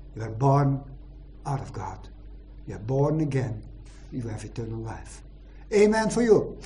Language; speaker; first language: English; non-native, fluent; Dutch